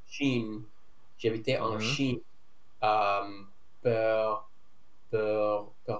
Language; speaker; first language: French; non-native, learner; English